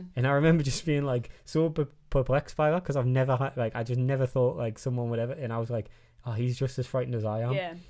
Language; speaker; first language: English; native; English